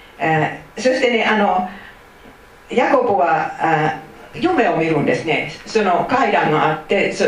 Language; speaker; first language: Japanese; non-native, fluent; Finnish